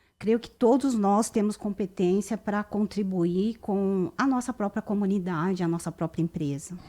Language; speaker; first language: Portuguese; early bilingual, other home language; Japanese